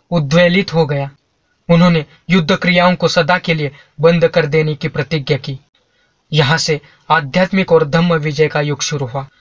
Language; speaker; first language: Hindi; non-native, local second language; Marathi